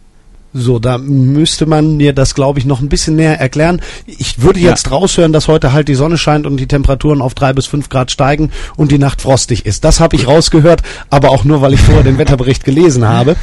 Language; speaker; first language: German; native; German